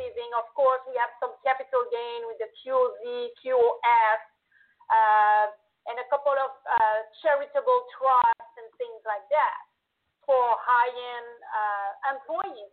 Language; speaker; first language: English; non-native, fluent; French